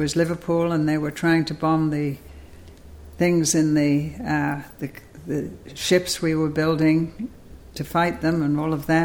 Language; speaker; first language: English; native; English